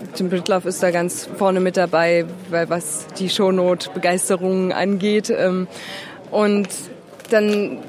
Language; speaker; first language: German; native; German